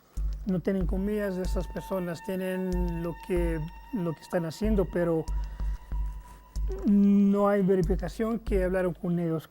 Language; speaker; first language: Spanish; non-native, fluent; English